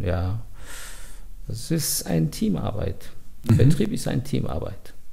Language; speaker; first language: German; non-native, fluent; Persian